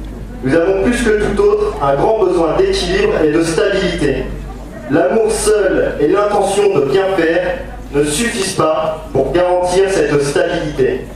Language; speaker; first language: French; native; French